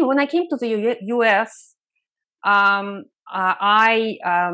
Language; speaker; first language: English; non-native, fluent; Russian